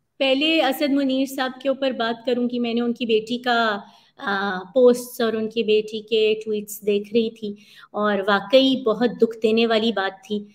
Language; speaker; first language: Urdu; native; Urdu